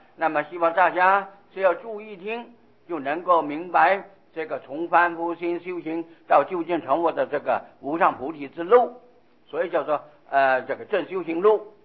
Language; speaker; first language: Chinese; non-native, local second language; Hakka Chinese